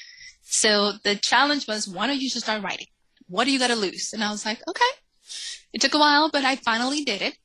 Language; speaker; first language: English; early bilingual, other home language; Spanish